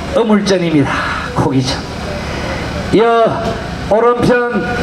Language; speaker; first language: Korean; native; Korean